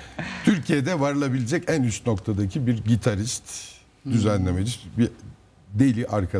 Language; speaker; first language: Turkish; native; Turkish